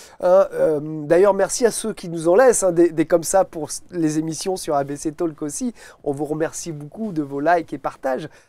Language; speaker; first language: French; native; French